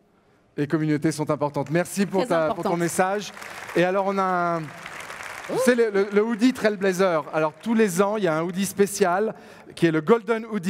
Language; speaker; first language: French; native; French